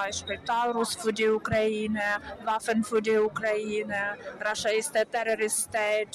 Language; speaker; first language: German; non-native, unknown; Ukrainian